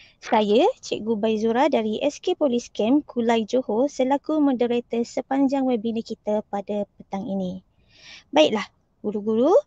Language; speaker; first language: Malay; native; Malay